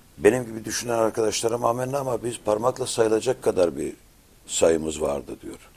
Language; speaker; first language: Turkish; native; Turkish